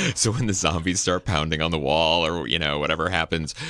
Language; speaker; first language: English; native; English